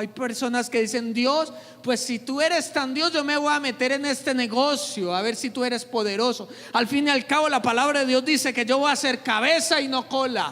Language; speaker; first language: Spanish; native; Spanish